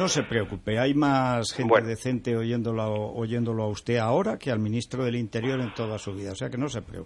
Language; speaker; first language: Spanish; native; Spanish